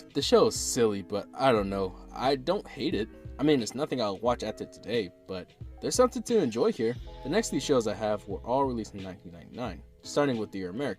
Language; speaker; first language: English; native; English